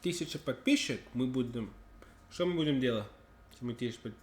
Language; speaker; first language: Russian; non-native, learner; English